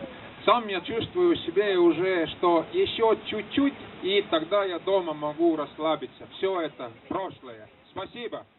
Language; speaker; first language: Russian; non-native, fluent; Estonian